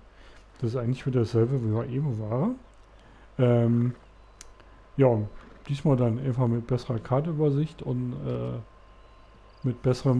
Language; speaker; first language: German; native; German